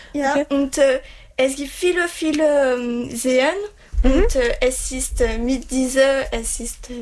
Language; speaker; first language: German; non-native, learner; French